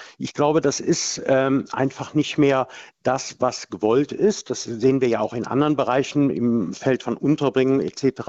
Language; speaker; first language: German; native; German